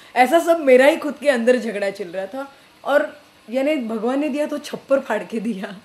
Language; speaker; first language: Hindi; non-native, local second language; Marathi